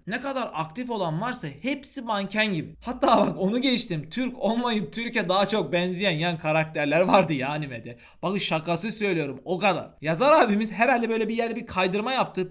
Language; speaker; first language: Turkish; native; Turkish